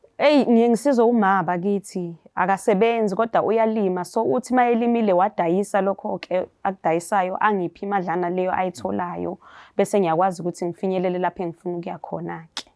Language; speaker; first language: Zulu; native; Zulu